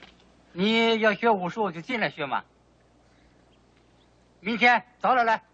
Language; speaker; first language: Chinese; native; Chinese